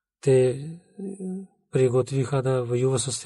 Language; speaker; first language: Bulgarian; non-native, learner; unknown